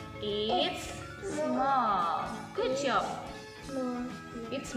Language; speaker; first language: English; non-native, local second language; Indonesian